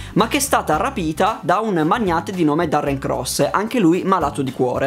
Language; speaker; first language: Italian; native; Italian